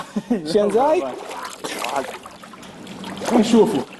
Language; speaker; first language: Chinese; non-native, learner; Italian